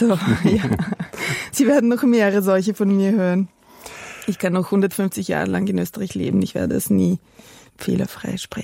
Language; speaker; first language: German; non-native, fluent; Serbian